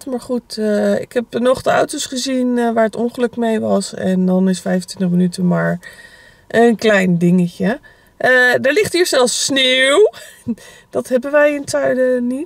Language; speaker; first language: Dutch; native; Dutch